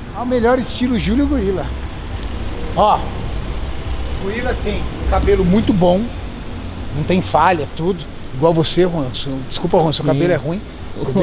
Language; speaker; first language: Portuguese; native; Portuguese